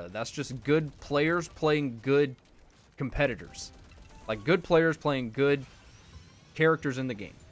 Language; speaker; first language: English; native; English